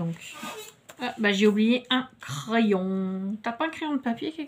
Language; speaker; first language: French; native; French